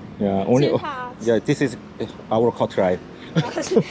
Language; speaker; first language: English; non-native, learner; Korean